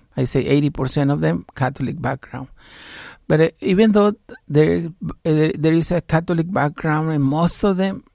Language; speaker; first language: English; non-native, fluent; Spanish